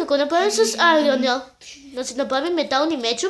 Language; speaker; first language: Bulgarian; native; Bulgarian